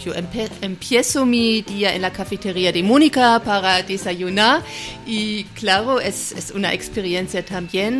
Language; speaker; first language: Spanish; non-native, fluent; German